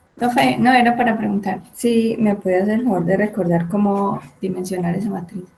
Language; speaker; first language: Spanish; native; Spanish